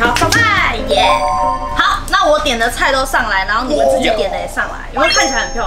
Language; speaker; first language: Chinese; native; Chinese